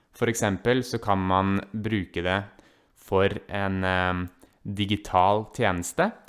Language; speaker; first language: Norwegian; native; Norwegian